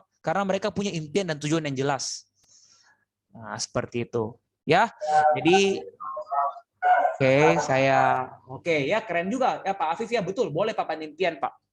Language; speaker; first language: Indonesian; native; Indonesian